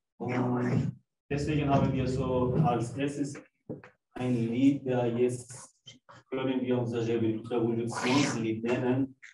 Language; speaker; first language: German; non-native, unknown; Persian